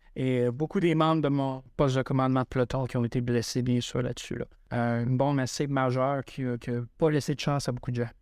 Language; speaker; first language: French; native; French